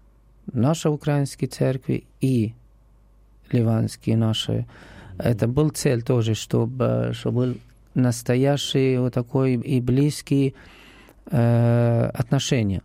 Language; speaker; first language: Russian; non-native, learner; Arabic